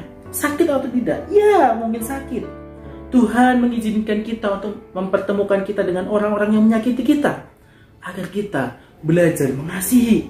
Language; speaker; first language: Indonesian; native; Indonesian